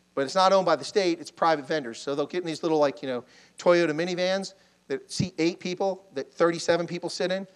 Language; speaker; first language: English; native; English